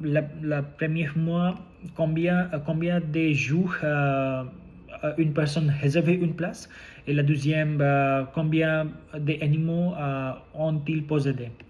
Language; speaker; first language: French; non-native, learner; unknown